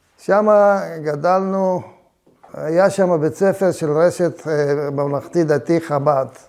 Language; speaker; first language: Hebrew; early bilingual, other home language; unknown